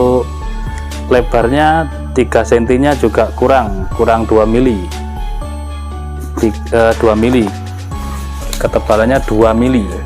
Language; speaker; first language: Indonesian; native; Indonesian